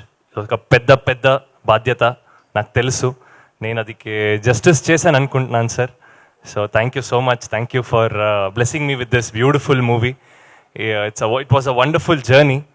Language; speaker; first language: Telugu; non-native, learner; Kannada